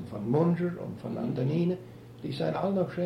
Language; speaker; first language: German; early bilingual, heritage; German